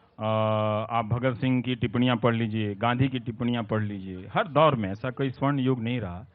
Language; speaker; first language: Hindi; non-native, local second language; Bhojpuri